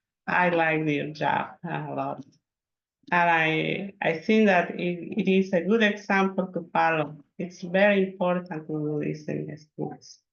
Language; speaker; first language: English; non-native, fluent; Spanish